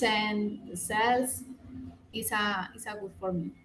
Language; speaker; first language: English; non-native, learner; Spanish